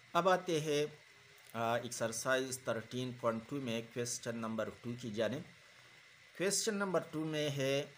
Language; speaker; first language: Urdu; non-native, local second language; Pashto